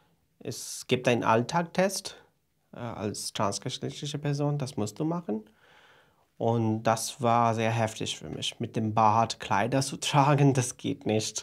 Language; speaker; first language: German; non-native, fluent; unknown